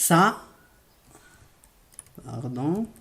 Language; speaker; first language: French; non-native, local second language; Arabic